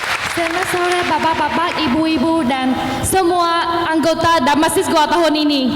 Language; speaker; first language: Indonesian; non-native, learner; Vietnamese